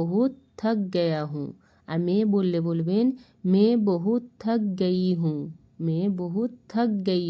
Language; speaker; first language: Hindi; non-native, fluent; Bangla